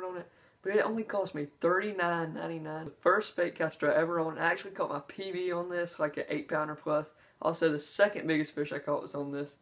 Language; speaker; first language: English; native; English